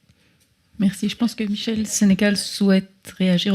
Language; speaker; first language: French; native; French